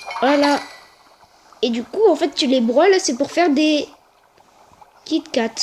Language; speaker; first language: French; native; French